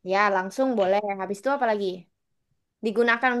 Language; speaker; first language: Indonesian; native; Indonesian